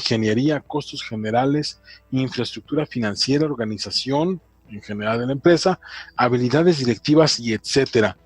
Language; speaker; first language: Spanish; native; Spanish